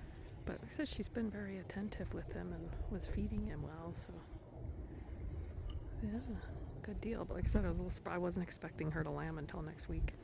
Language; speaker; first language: English; native; English